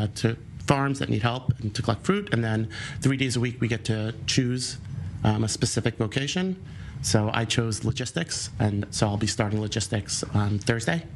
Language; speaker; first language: English; native; English